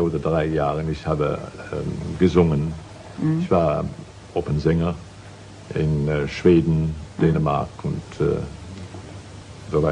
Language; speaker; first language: German; non-native, learner; English